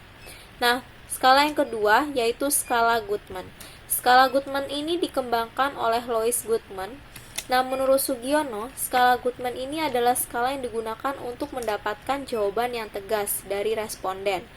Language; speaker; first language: Indonesian; native; Indonesian